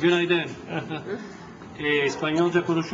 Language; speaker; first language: Turkish; non-native, local second language; Ladino